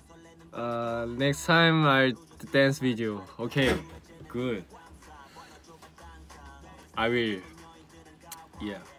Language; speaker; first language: English; non-native, learner; Korean